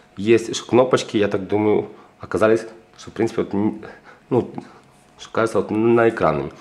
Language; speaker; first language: Russian; non-native, local second language; Ukrainian